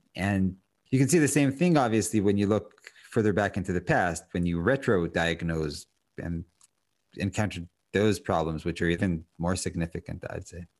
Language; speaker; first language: English; non-native, fluent; Hebrew